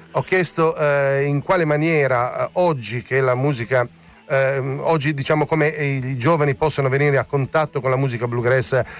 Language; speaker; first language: Italian; native; Italian